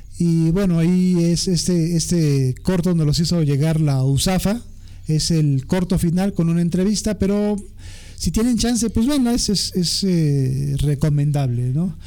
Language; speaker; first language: Spanish; native; Spanish